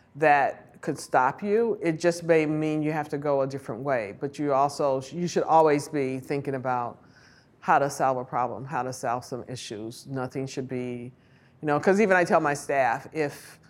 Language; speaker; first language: English; native; English